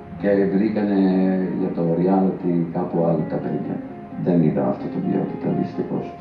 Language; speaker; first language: Greek; non-native, fluent; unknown